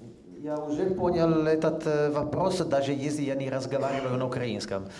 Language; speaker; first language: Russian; non-native, fluent; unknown